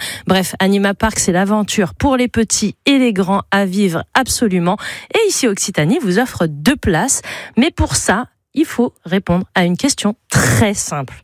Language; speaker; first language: French; native; French